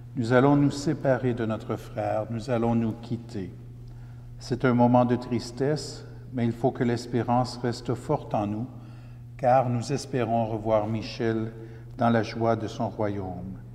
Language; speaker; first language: French; native; French